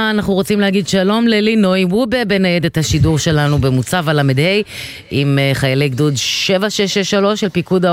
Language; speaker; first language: Hebrew; native; Hebrew